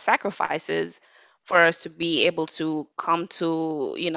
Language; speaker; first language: English; non-native, fluent; Wolof